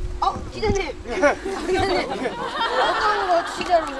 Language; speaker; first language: Korean; native; Korean